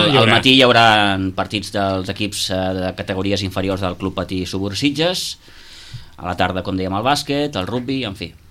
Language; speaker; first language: Catalan; native; Catalan